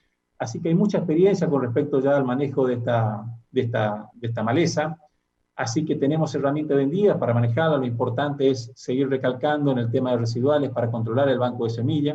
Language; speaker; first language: Spanish; native; Spanish